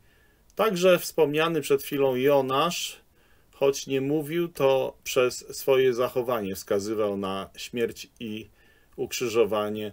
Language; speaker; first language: Polish; native; Polish